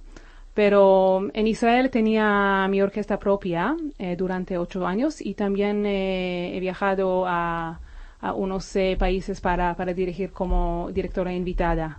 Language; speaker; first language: Spanish; non-native, fluent; Hebrew